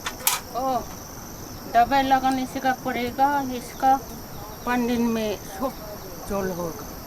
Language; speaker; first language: Hindi; non-native, local second language; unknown